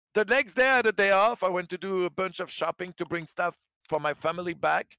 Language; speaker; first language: English; non-native, fluent; French